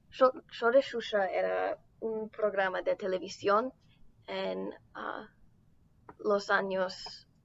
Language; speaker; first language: Spanish; non-native, learner; English